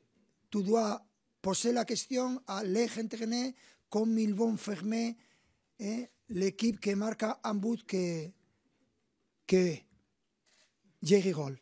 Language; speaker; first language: French; non-native, fluent; Spanish